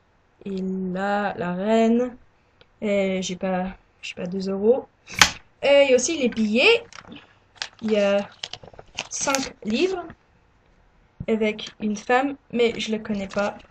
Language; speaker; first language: French; non-native, learner; English